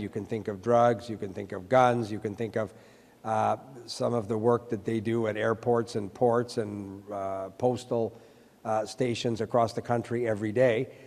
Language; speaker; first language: English; early bilingual, other home language; French